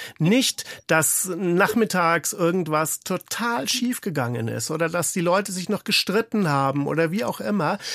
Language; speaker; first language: German; native; German